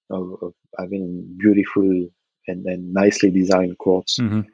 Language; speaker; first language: English; non-native, fluent; French